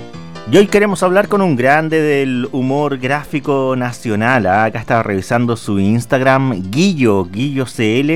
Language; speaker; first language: Spanish; native; Spanish